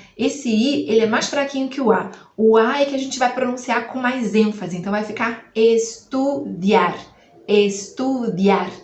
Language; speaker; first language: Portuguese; native; Portuguese